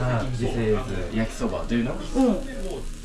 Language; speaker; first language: English; non-native, learner; Japanese